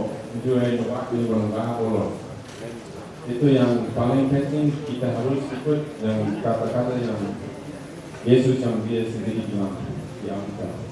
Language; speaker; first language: Indonesian; non-native, learner; English